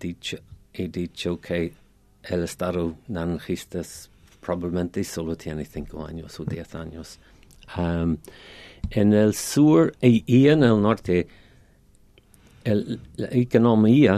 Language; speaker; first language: Spanish; non-native, fluent; English